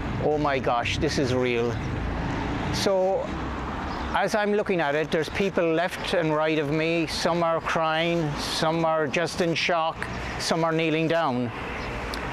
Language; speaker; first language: English; native; English